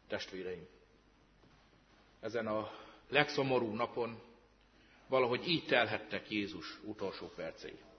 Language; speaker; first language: Hungarian; native; Hungarian